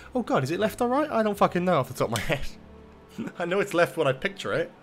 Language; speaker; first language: English; native; English